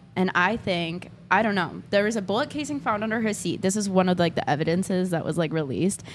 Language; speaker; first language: English; native; English